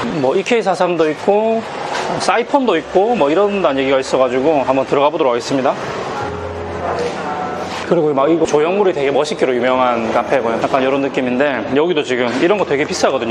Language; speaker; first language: Korean; native; Korean